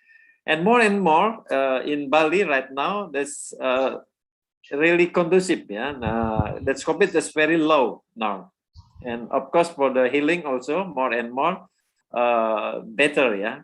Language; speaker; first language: English; non-native, learner; Indonesian